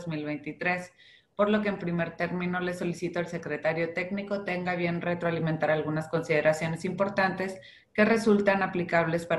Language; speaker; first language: Spanish; native; Spanish